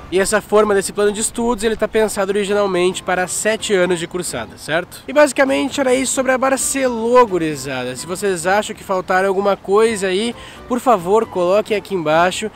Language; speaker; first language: Portuguese; native; Portuguese